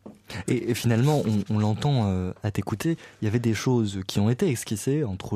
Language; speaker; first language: French; native; French